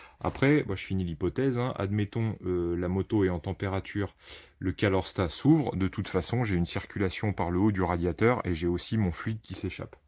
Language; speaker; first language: French; native; French